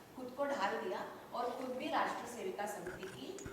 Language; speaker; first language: Hindi; non-native, local second language; Marathi